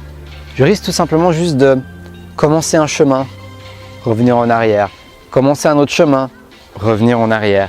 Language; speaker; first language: French; native; French